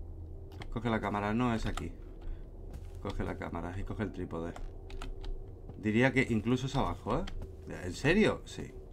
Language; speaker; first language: Spanish; native; Spanish